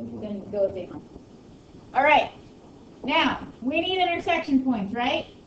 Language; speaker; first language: English; native; English